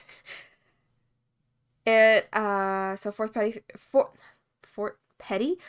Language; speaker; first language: English; native; English